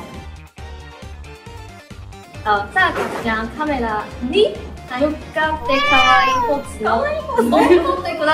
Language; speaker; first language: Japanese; non-native, learner; Chinese